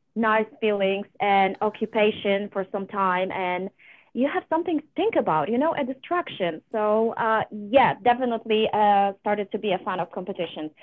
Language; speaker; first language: English; non-native, fluent; Polish